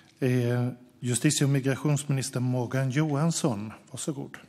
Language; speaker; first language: Swedish; native; Swedish